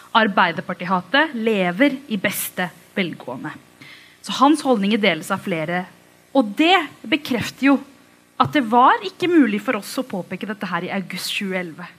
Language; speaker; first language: Norwegian; early bilingual, other home language; Tamil